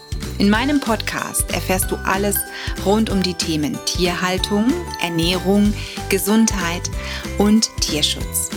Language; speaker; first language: German; native; German